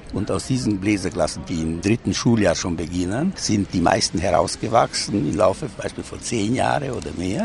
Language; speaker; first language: German; native; German